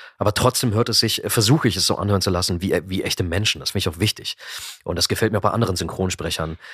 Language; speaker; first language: German; native; German